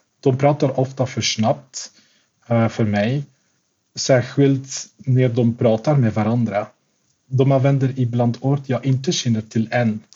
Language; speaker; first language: Swedish; non-native, fluent; Dutch